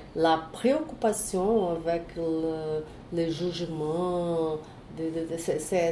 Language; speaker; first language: French; non-native, fluent; Portuguese